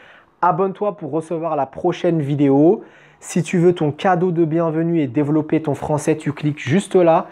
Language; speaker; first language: French; native; French